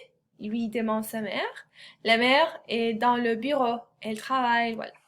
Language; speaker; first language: French; non-native, fluent; Spanish